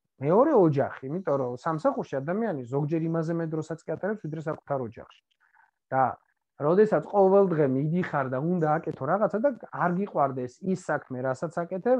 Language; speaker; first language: Georgian; native; Georgian